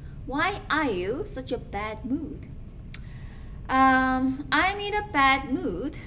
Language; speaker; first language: English; non-native, fluent; Korean